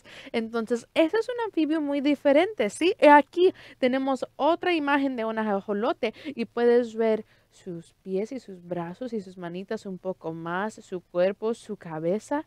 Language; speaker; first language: Spanish; early bilingual, heritage; Spanish